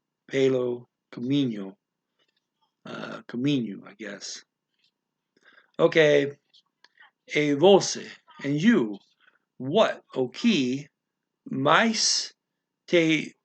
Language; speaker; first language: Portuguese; non-native, learner; English